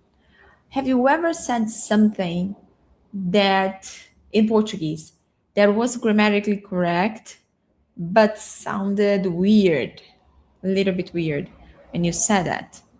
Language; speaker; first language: English; non-native, fluent; Portuguese